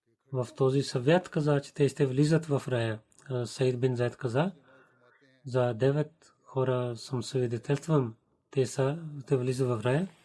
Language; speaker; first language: Bulgarian; non-native, fluent; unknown